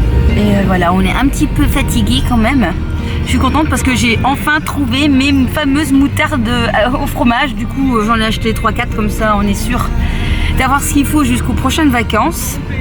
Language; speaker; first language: French; native; French